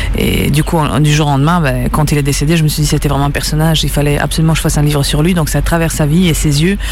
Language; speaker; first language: French; early bilingual, other home language; Serbian